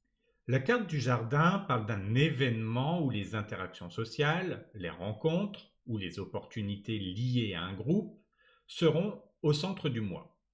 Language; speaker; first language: French; native; French